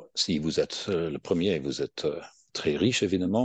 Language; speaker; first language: French; non-native, fluent; English